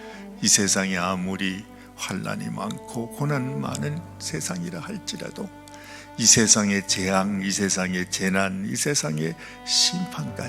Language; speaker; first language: Korean; native; Korean